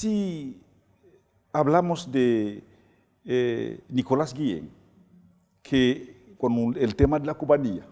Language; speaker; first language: Spanish; non-native, fluent; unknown